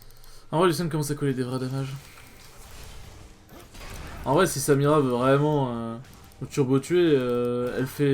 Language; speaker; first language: French; native; French